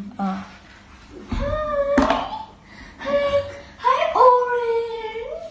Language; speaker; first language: Filipino; native; Filipino